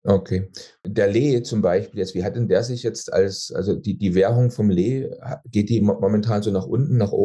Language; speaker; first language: German; native; German